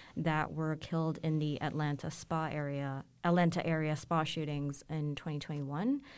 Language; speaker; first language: English; non-native, local second language; Cantonese